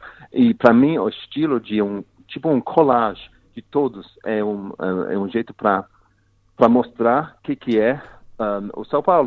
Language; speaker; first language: Portuguese; non-native, fluent; English